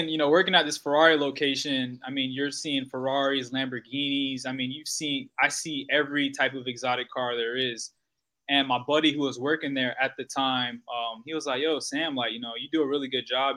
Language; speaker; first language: English; native; English